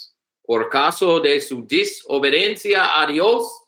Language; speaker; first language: Spanish; non-native, learner; English